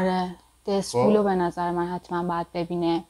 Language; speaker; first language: Persian; native; Persian